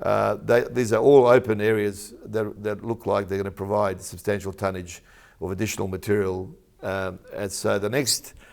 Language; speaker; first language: English; native; English